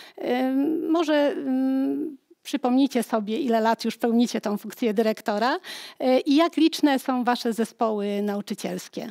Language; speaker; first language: Polish; native; Polish